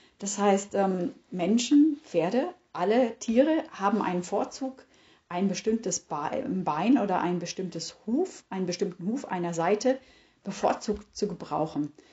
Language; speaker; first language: German; native; German